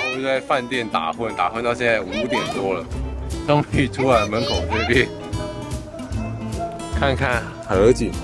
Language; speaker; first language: Chinese; native; Chinese